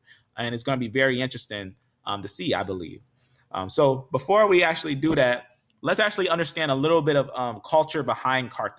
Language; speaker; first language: English; native; English